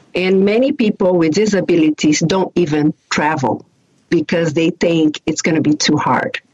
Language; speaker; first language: English; non-native, fluent; Portuguese